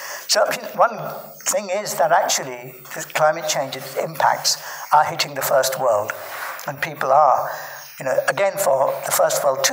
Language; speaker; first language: English; non-native, local second language; Marathi